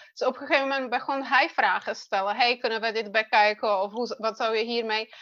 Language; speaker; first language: Dutch; non-native, fluent; Czech